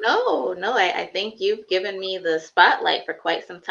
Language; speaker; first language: English; native; English